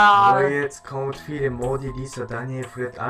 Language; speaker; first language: German; non-native, learner; Japanese